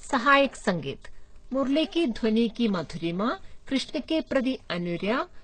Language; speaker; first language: Hindi; non-native, local second language; Malayalam